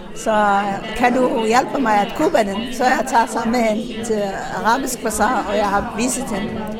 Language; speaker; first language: Danish; non-native, fluent; Arabic